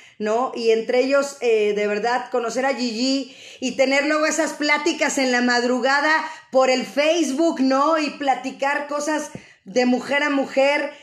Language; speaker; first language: Spanish; native; Spanish